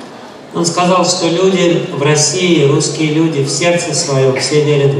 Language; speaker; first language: Russian; native; Russian